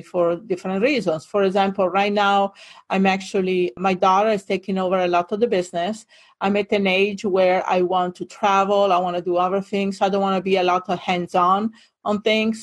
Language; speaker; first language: English; non-native, fluent; Italian